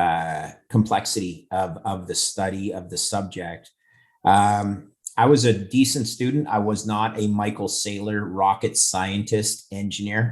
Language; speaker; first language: English; native; English